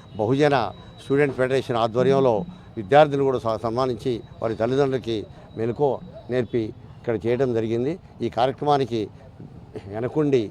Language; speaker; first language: Telugu; native; Telugu